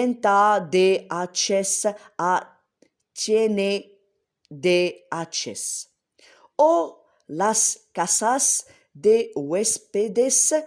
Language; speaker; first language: Spanish; non-native, learner; Arabic